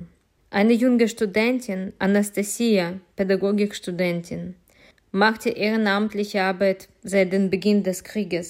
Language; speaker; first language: German; non-native, fluent; Ukrainian